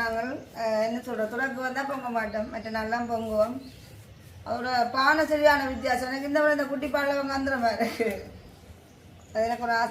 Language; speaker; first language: Tamil; native; Tamil